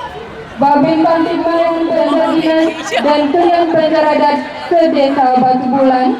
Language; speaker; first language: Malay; non-native, local second language; Balinese